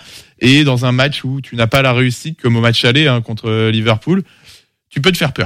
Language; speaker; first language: French; native; French